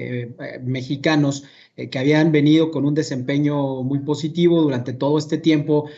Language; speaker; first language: Spanish; native; Spanish